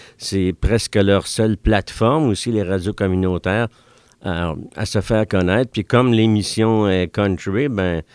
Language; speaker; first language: French; native; French